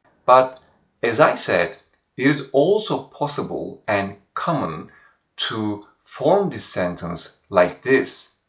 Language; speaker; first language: English; non-native, fluent; Turkish